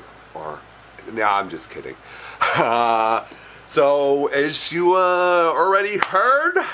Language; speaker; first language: English; native; English